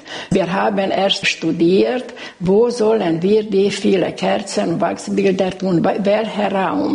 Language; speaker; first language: German; non-native, local second language; Hungarian